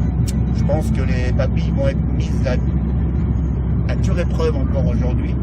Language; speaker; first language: French; native; French